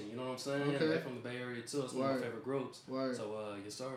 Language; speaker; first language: English; native; English